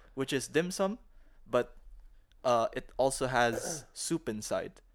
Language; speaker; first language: English; non-native, local second language; Filipino